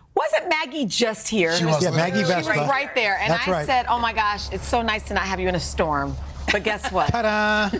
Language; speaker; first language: English; native; English